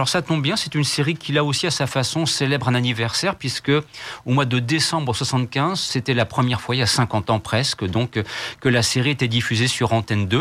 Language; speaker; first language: French; native; French